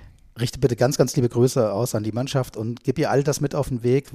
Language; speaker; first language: German; native; German